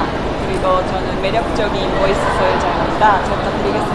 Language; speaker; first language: Korean; non-native, learner; Japanese